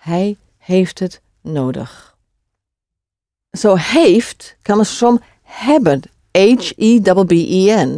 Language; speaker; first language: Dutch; non-native, fluent; English